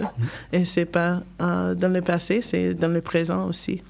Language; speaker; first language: French; non-native, learner; English